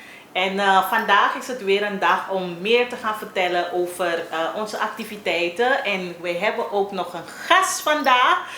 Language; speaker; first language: Dutch; non-native, learner; Haitian Creole